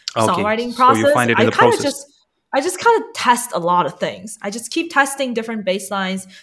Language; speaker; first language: English; early bilingual, other home language; Chinese